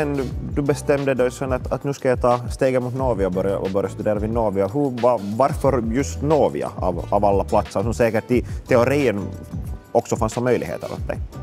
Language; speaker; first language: Swedish; native; Swedish